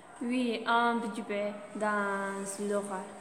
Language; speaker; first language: French; non-native, learner; Spanish